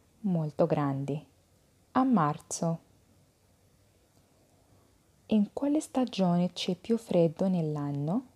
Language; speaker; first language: Italian; non-native, fluent; Arabic